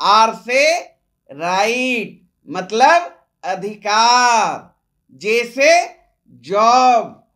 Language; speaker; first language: Hindi; native; Hindi